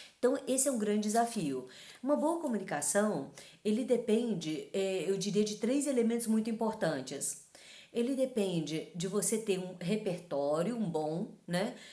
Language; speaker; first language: Portuguese; early bilingual, other home language; Chinese